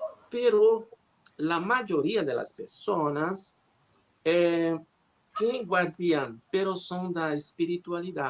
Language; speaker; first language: Spanish; non-native, learner; Portuguese